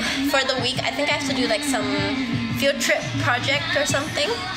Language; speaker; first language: English; early bilingual, other home language; Thai